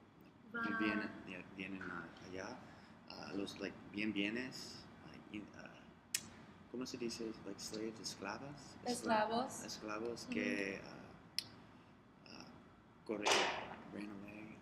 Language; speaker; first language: Spanish; non-native, learner; English